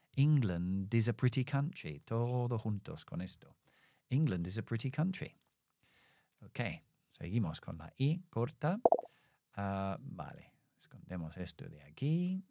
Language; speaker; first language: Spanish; non-native, fluent; English